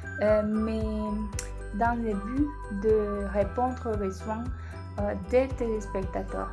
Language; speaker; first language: French; non-native, learner; Spanish